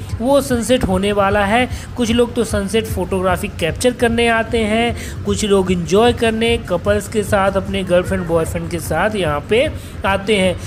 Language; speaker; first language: Hindi; native; Hindi